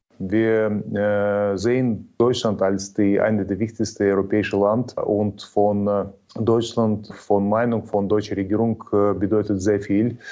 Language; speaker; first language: German; non-native, learner; Ukrainian